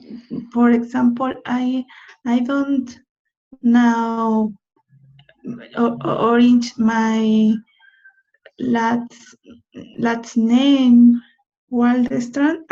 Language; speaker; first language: English; non-native, learner; Spanish